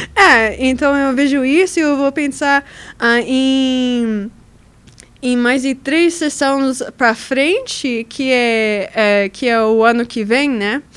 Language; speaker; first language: Portuguese; non-native, learner; English